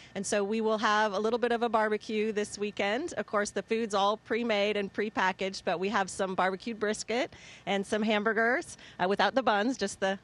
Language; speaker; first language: English; native; English